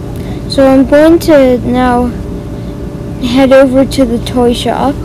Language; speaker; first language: English; native; English